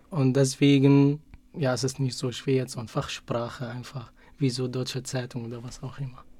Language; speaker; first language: German; non-native, fluent; Arabic